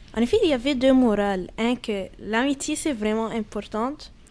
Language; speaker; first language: French; non-native, fluent; Arabic